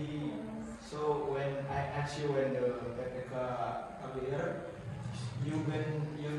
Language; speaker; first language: English; non-native, learner; Indonesian